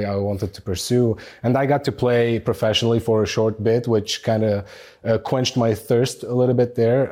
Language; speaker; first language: English; non-native, fluent; Arabic